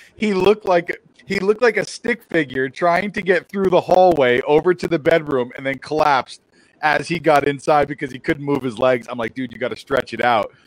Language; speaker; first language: English; native; English